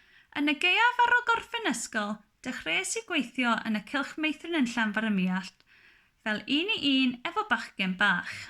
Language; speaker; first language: Welsh; non-native, local second language; English